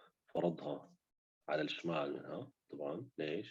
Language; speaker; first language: Arabic; native; Arabic